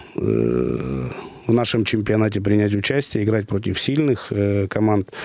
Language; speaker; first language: Russian; native; Russian